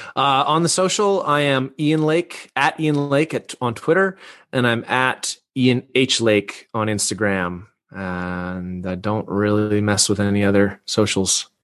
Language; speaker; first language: English; native; English